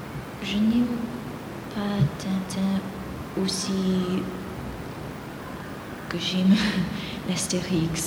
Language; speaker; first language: French; non-native, fluent; Greek